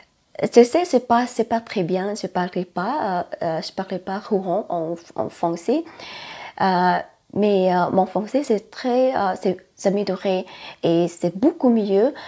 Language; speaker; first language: French; non-native, learner; Thai